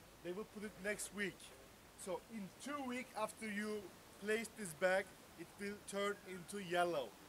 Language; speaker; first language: English; non-native, fluent; Turkish